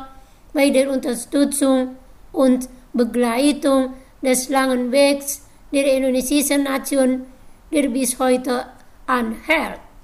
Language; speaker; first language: German; non-native, fluent; Indonesian